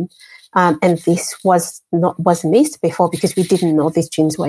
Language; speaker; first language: English; non-native, fluent; French